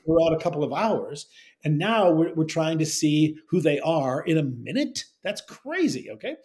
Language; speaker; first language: English; native; English